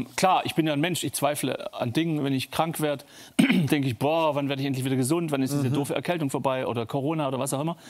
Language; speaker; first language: German; native; German